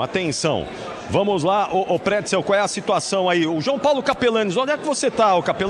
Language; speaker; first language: Portuguese; native; Portuguese